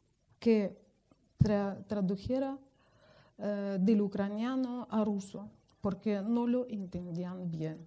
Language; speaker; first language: Spanish; non-native, fluent; Russian